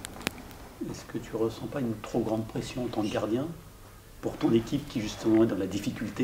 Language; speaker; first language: French; native; French